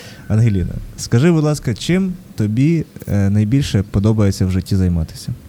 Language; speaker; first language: Ukrainian; native; Ukrainian